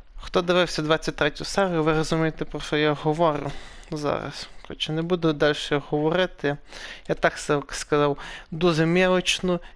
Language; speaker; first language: Ukrainian; native; Ukrainian